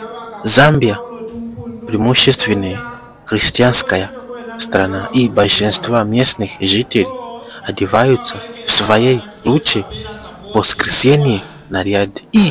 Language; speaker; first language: Russian; non-native, learner; Bemba